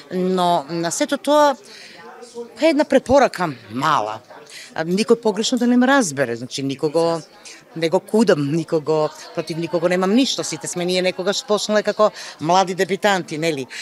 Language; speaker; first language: Macedonian; native; Macedonian